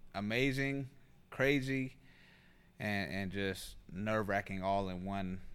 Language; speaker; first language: English; native; English